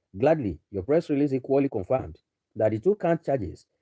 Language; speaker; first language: English; non-native, local second language; Yoruba